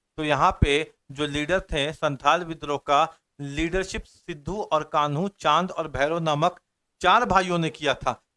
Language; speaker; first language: Hindi; native; Hindi